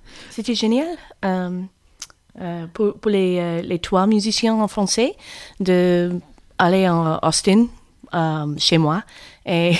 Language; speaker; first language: French; non-native, learner; English